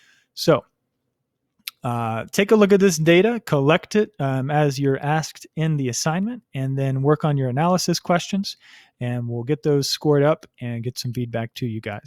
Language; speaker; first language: English; native; English